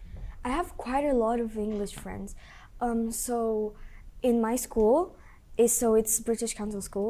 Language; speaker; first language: English; non-native, fluent; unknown